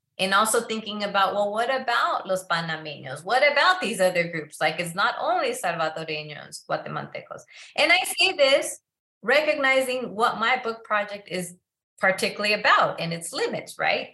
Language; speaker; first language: English; early bilingual, other home language; Spanish